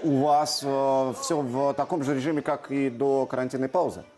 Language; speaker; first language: Russian; native; Russian